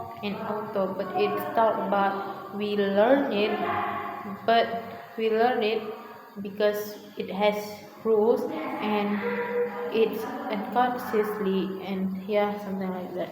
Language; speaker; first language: English; non-native, learner; Indonesian